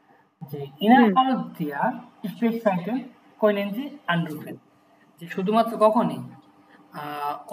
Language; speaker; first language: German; non-native, fluent; Bangla